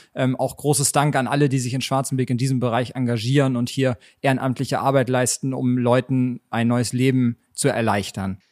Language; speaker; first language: German; native; German